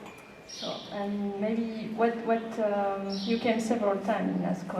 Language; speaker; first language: English; non-native, learner; French